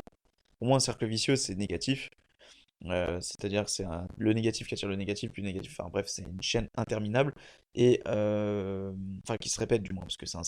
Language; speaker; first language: French; native; French